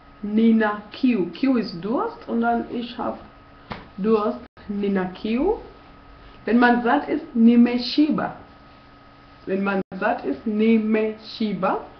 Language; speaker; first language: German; non-native, fluent; Swahili